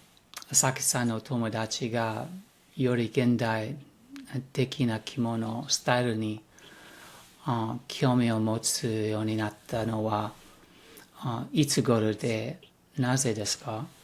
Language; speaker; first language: Japanese; non-native, learner; English